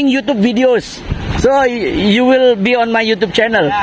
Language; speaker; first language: English; non-native, learner; Indonesian